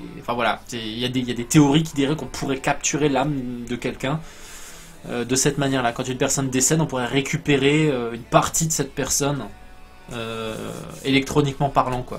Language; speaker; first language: French; native; French